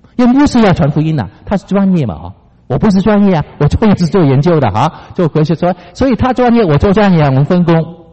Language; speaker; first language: Chinese; non-native, local second language; Cantonese